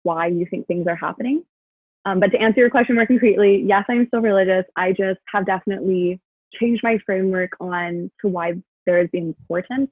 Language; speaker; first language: English; native; English